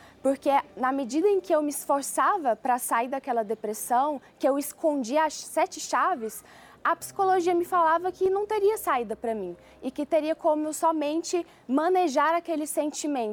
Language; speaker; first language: Portuguese; early bilingual, other home language; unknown